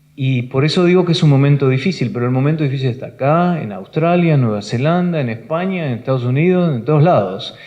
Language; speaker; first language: Spanish; native; Spanish